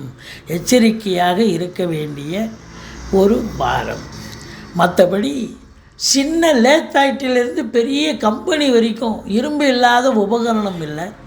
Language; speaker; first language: Tamil; native; Tamil